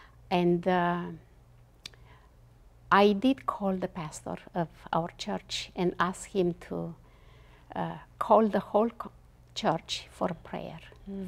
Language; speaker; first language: English; non-native, fluent; Romanian